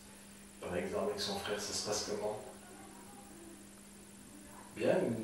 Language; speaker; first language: French; native; French